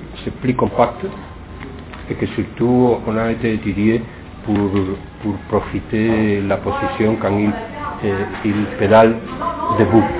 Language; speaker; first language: French; non-native, fluent; Spanish